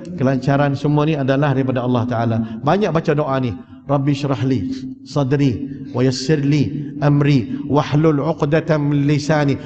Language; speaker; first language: Malay; early bilingual, heritage; Malay